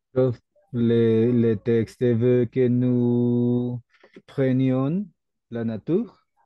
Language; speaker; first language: French; non-native, learner; Spanish